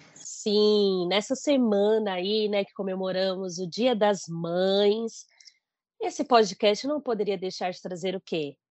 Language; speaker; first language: Portuguese; native; Portuguese